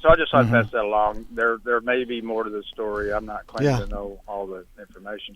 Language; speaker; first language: English; native; English